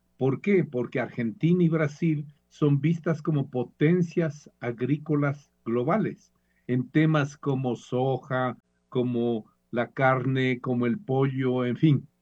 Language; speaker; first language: Spanish; native; Spanish